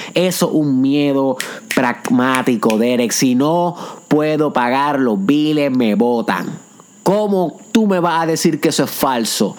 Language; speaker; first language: Spanish; native; Spanish